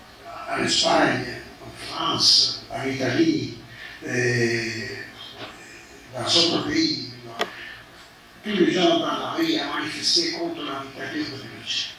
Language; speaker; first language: French; non-native, fluent; Spanish